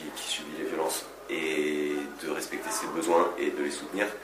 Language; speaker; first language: French; native; French